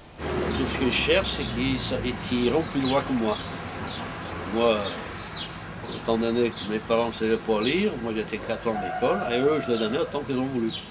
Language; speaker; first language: French; non-native, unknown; Portuguese